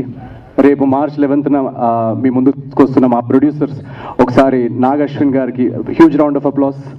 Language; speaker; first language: Telugu; native; Telugu